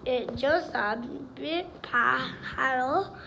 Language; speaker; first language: Spanish; non-native, learner; English